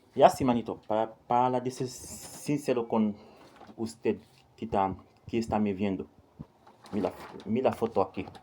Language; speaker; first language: Spanish; non-native, learner; Haitian Creole